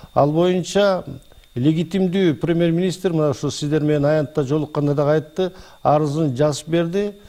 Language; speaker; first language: Kyrgyz; native; Kyrgyz